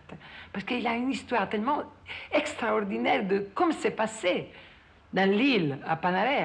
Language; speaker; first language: French; non-native, fluent; Italian